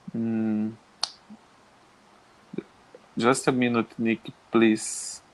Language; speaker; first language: English; non-native, learner; Portuguese